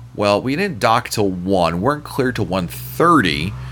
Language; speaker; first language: English; native; English